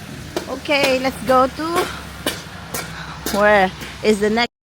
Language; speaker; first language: English; non-native, local second language; Filipino